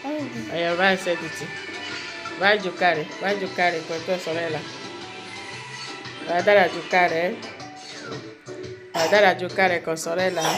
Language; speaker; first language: Italian; non-native, learner; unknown